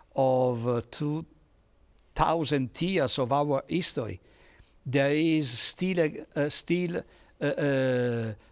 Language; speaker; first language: English; non-native, fluent; Italian